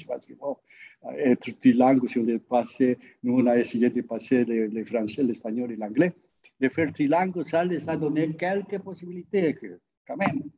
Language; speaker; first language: French; non-native, fluent; Spanish